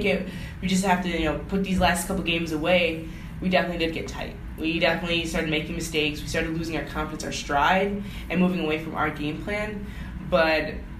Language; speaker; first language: English; native; English